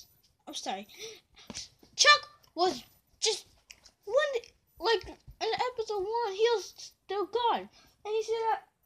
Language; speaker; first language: English; native; English